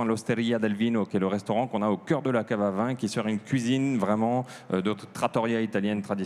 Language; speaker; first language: French; native; French